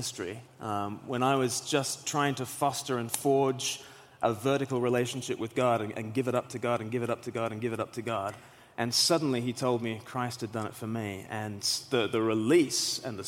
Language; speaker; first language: English; native; English